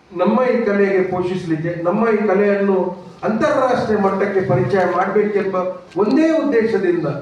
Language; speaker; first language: Kannada; non-native, local second language; Tulu